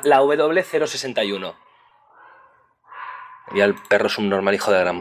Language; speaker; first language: Spanish; native; Spanish